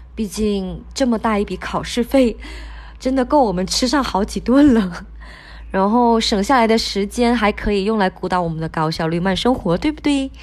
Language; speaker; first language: Chinese; non-native, local second language; Min Nan Chinese